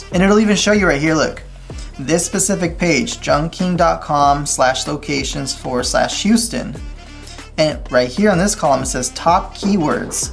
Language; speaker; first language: English; native; English